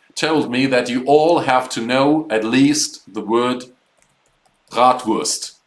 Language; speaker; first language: English; non-native, fluent; German